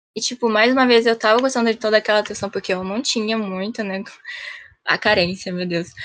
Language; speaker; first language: Portuguese; early bilingual, heritage; Japanese